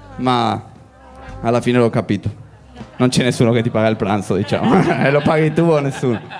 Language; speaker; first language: Italian; non-native, fluent; Spanish